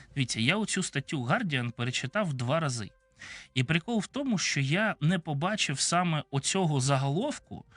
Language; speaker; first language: Ukrainian; non-native, local second language; Russian